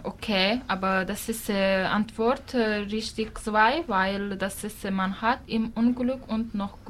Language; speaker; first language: German; non-native, learner; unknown